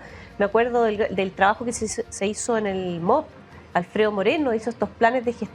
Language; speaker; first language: Spanish; native; Spanish